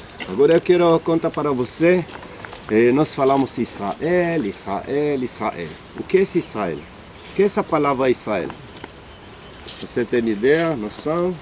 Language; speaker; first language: Portuguese; non-native, learner; Hebrew